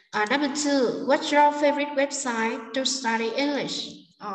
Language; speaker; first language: English; non-native, fluent; Vietnamese